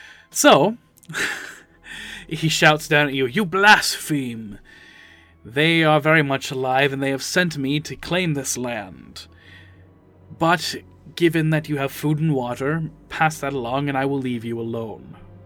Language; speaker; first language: English; native; English